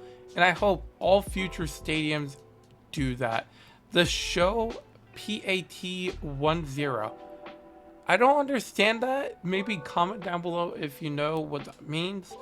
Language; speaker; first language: English; native; English